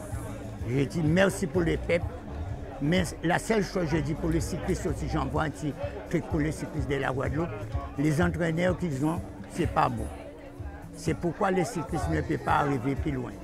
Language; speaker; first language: French; non-native, local second language; Guadeloupean Creole French